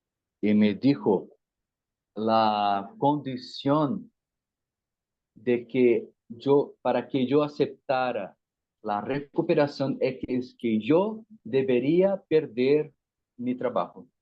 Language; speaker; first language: Spanish; non-native, fluent; Portuguese